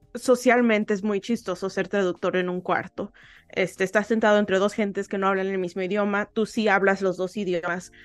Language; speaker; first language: Spanish; early bilingual, heritage; Spanish